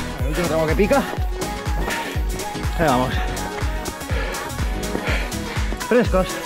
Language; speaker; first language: Spanish; native; Spanish